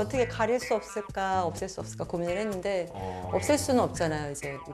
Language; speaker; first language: Korean; early bilingual, heritage; Korean